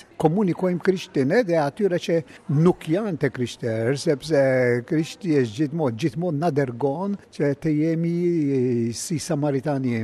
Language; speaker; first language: Albanian; non-native, fluent; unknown